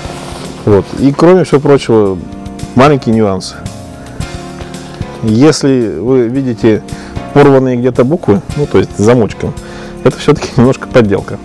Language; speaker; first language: Russian; native; Russian